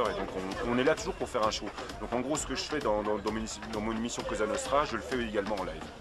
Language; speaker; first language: French; native; French